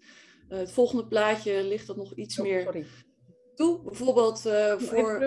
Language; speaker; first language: Dutch; native; Dutch